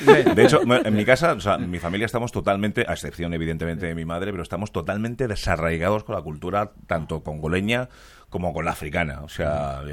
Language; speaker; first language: Spanish; early bilingual, other home language; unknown